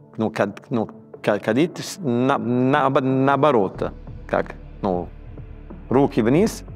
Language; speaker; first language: Russian; non-native, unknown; Italian